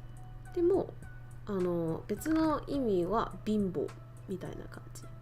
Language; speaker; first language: Japanese; non-native, fluent; Vietnamese